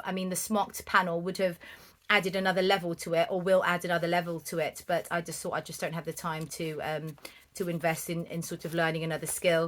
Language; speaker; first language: English; native; English